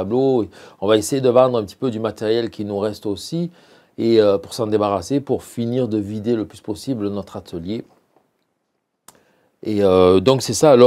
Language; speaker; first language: French; native; French